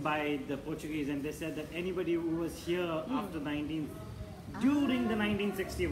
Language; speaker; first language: English; non-native, local second language; Konkani